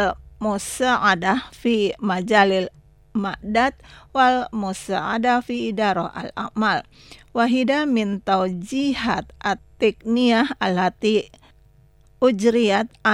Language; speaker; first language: Arabic; non-native, fluent; Indonesian